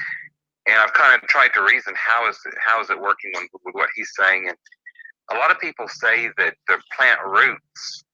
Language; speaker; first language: English; native; English